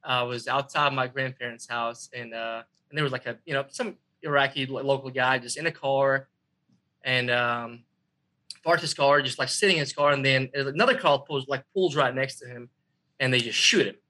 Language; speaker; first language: English; non-native, fluent; Arabic